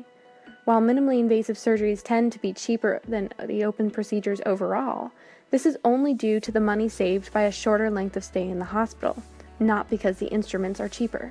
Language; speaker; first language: English; native; English